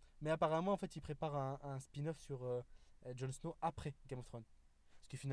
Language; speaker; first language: French; native; French